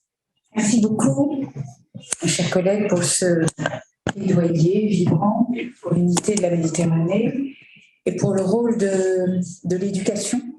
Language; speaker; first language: French; native; French